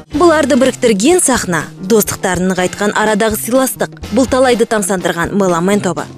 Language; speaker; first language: Kazakh; native; Kazakh